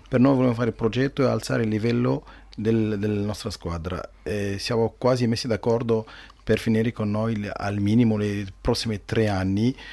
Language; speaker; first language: Italian; non-native, learner; Arabic